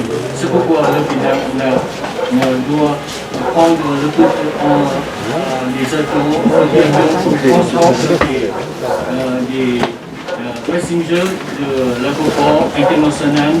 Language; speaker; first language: French; non-native, learner; Vietnamese